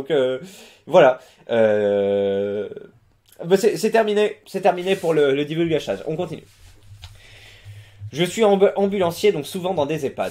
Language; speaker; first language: French; native; French